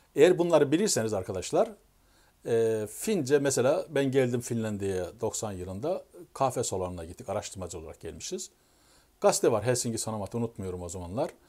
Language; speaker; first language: Turkish; native; Turkish